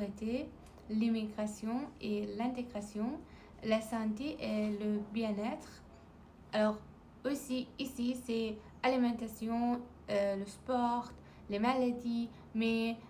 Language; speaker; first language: French; non-native, learner; Persian